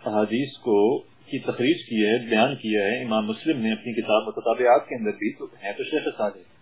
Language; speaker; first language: Urdu; non-native, local second language; Punjabi